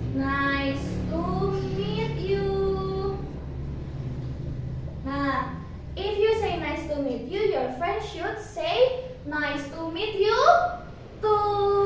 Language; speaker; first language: English; non-native, fluent; Indonesian